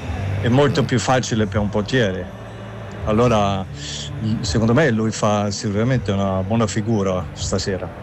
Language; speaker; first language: Italian; non-native, learner; German